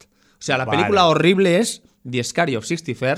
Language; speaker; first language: Spanish; native; Spanish